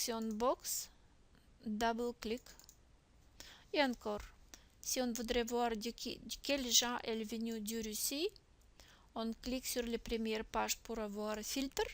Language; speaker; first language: French; non-native, learner; Russian